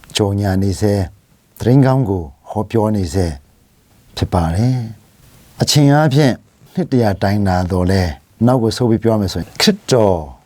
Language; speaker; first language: Burmese; non-native, local second language; Hakha Chin